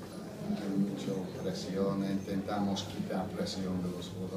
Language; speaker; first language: Spanish; non-native, fluent; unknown